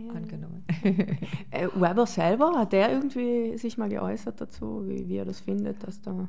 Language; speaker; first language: German; native; German